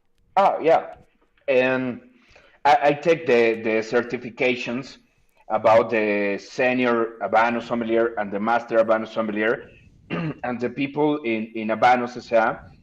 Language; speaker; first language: English; non-native, learner; Spanish